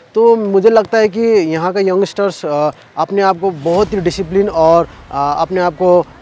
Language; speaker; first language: Hindi; non-native, local second language; Nepali